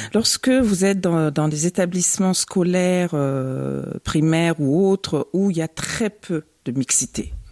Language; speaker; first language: French; early bilingual, other home language; Bambara